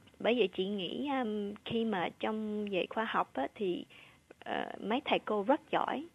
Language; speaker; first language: Vietnamese; early bilingual, heritage; Vietnamese